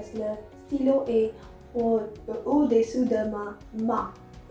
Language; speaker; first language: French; non-native, learner; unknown